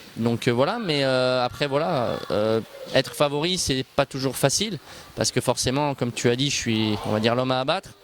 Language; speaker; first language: French; early bilingual, other home language; Bosnian